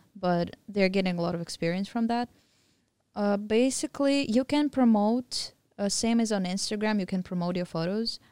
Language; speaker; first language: English; non-native, fluent; Russian